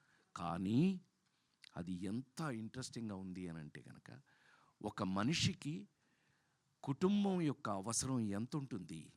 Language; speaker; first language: Telugu; native; Telugu